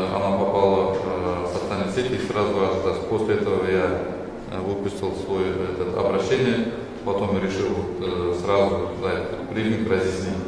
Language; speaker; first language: Russian; non-native, local second language; Kazakh